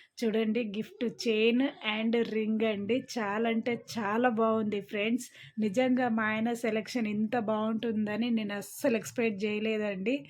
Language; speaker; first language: Telugu; non-native, local second language; Lambadi